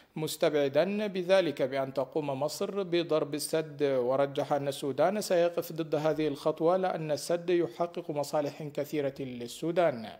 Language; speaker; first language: Arabic; non-native, fluent; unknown